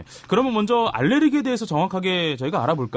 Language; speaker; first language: Korean; native; Korean